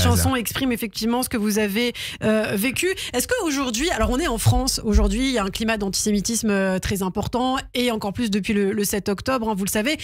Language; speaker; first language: French; native; French